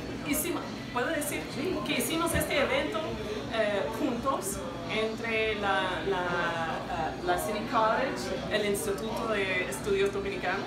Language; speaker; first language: Spanish; non-native, fluent; English